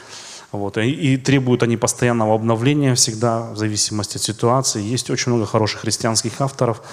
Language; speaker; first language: Russian; native; Russian